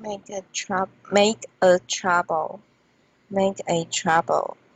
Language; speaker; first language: English; non-native, learner; Chinese